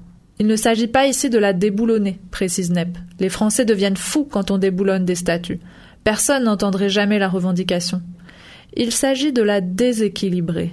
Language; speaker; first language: French; native; French